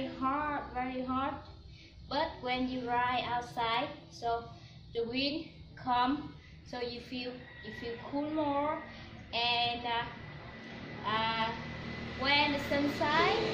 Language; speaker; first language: English; non-native, learner; Vietnamese